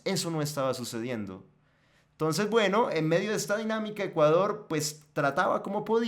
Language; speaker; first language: Spanish; native; Spanish